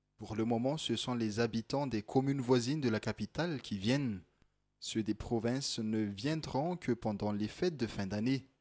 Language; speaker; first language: French; non-native, local second language; Malagasy